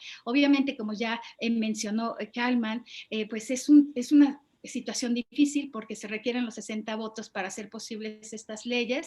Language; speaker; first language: Spanish; native; Spanish